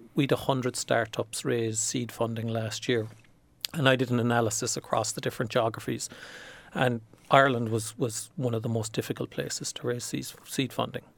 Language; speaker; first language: English; native; English